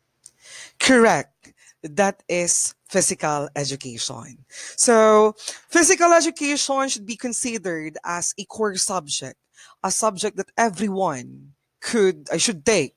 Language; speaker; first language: English; non-native, local second language; Bikol